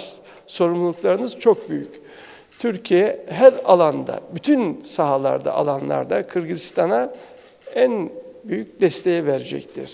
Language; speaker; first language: Turkish; native; Turkish